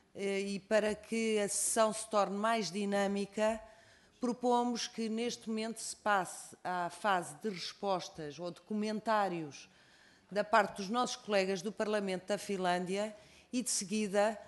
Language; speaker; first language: Portuguese; native; Portuguese